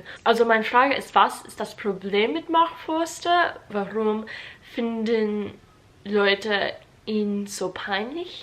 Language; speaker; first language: German; non-native, learner; English